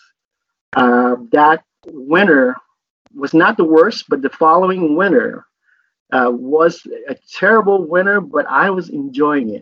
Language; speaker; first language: English; non-native, local second language; Filipino